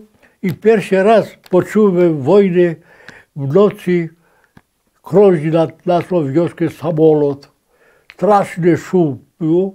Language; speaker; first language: Polish; non-native, fluent; Greek